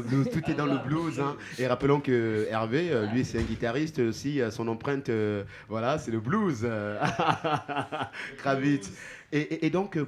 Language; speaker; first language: French; native; French